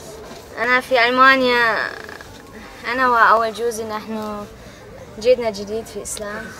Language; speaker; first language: Arabic; non-native, learner; German